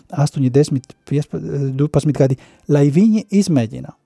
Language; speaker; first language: Latvian; non-native, fluent; Spanish